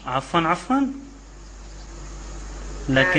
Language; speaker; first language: Arabic; native; Arabic